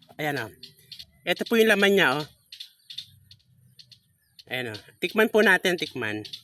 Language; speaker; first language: Filipino; native; Filipino